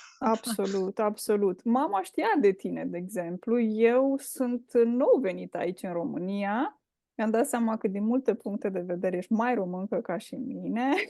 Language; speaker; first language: Romanian; native; Romanian